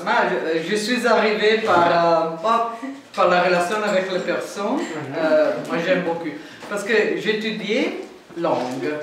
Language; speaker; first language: French; non-native, fluent; Italian